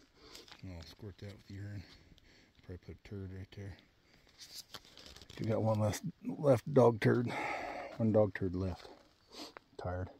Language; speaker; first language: English; native; English